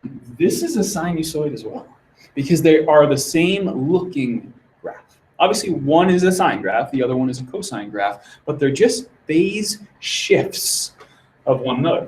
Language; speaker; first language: English; native; English